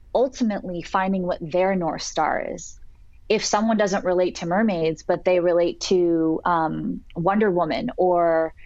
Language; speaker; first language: English; native; English